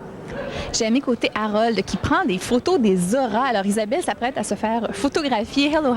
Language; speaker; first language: French; native; French